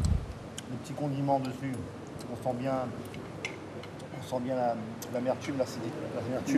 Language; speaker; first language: French; native; French